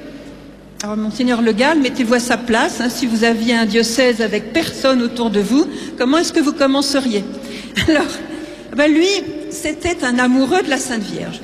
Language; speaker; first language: French; native; French